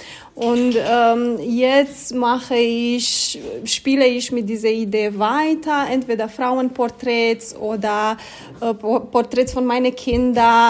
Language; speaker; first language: German; non-native, fluent; Romanian